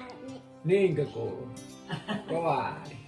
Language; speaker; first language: Finnish; native; Finnish